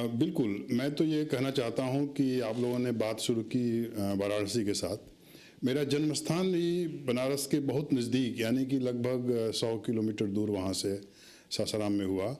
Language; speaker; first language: Hindi; native; Hindi